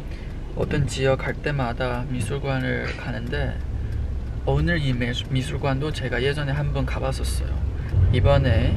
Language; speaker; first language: Korean; non-native, fluent; Chinese